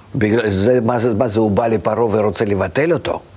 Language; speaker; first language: Hebrew; non-native, fluent; Russian